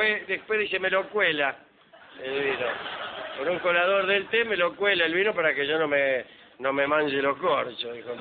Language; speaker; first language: Spanish; native; Spanish